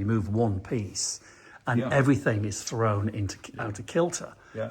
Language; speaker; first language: English; native; English